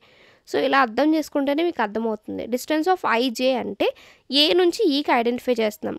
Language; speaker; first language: Telugu; native; Telugu